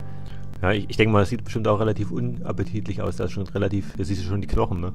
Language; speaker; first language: German; native; German